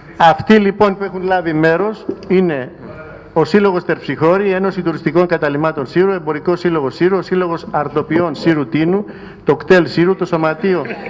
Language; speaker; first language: Greek; native; Greek